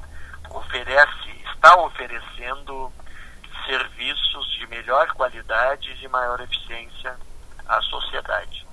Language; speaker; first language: Portuguese; native; Portuguese